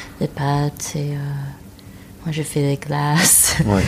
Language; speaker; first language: French; non-native, learner; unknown